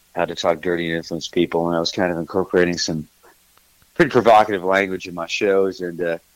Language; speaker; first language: English; native; English